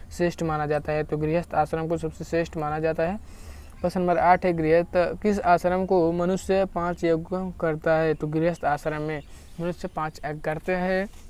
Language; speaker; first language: Hindi; native; Hindi